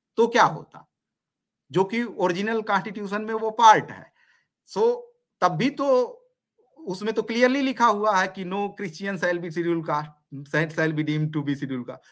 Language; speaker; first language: Hindi; native; Hindi